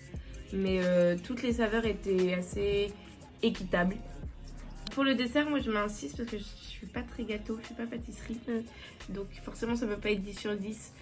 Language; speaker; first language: French; native; French